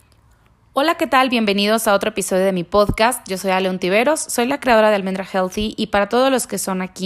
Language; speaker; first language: Spanish; native; Spanish